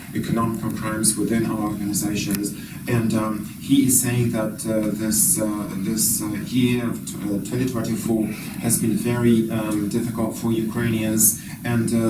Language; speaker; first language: English; non-native, fluent; Ukrainian